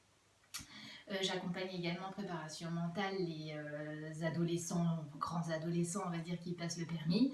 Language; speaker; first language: French; native; French